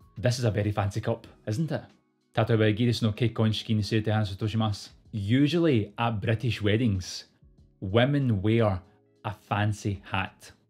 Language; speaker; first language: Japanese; non-native, fluent; English